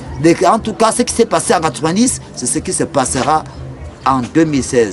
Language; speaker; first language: French; non-native, local second language; Fang